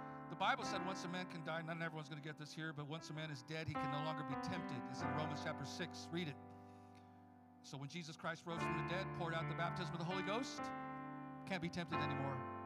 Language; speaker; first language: English; native; English